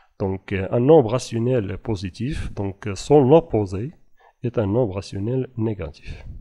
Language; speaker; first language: French; non-native, local second language; Arabic